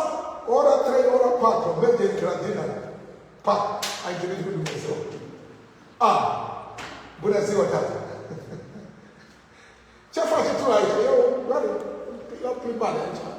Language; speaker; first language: Romanian; non-native, learner; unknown